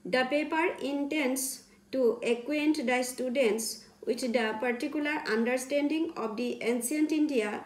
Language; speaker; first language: English; non-native, local second language; Assamese